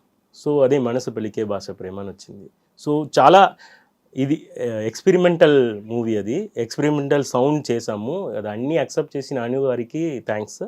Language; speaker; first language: Telugu; non-native, learner; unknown